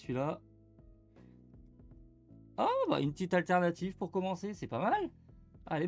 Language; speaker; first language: French; native; French